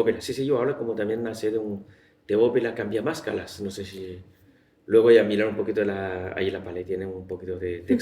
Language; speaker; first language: Spanish; non-native, learner; Chinese